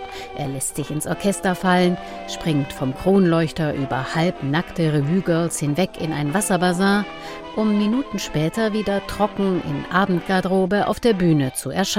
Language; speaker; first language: German; native; German